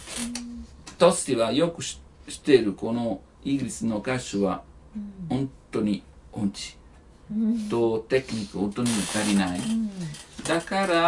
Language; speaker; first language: Japanese; non-native, learner; Italian